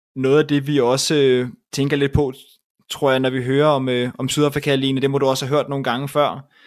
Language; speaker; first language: Danish; native; Danish